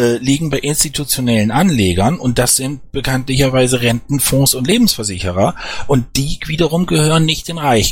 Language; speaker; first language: German; native; German